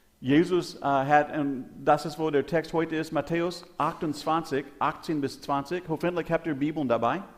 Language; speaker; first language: German; non-native, learner; English